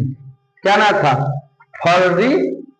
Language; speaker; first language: Hindi; non-native, local second language; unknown